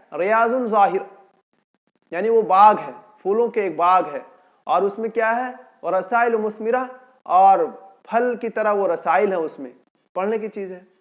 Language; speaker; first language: Urdu; native; Urdu